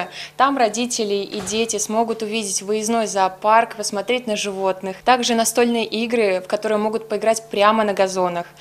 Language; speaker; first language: Russian; native; Russian